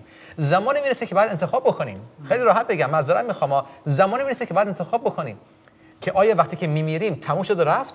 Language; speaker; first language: Persian; native; Persian